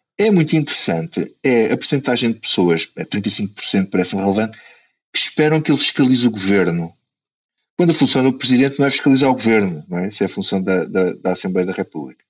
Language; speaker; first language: Portuguese; native; Portuguese